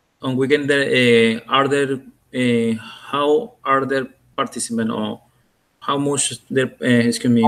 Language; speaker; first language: English; non-native, learner; Spanish